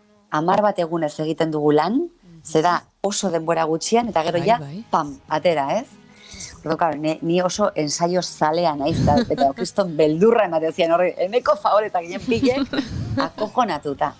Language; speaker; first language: Basque; native; Basque